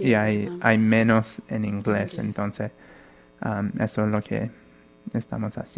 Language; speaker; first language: Spanish; non-native, fluent; English